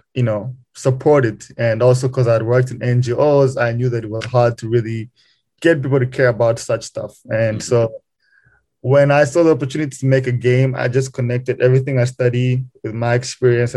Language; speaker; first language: English; non-native, local second language; Kinyarwanda